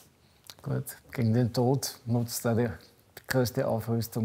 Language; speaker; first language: German; native; German